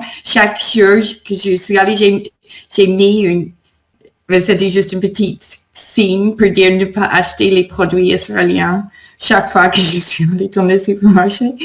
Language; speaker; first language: French; non-native, learner; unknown